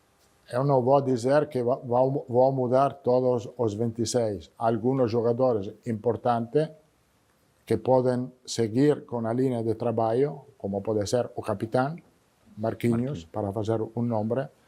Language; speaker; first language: Portuguese; non-native, fluent; Italian